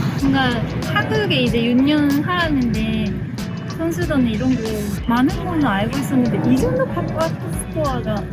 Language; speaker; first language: Korean; early bilingual, heritage; Japanese